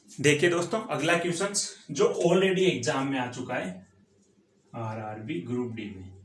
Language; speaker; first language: Hindi; native; Hindi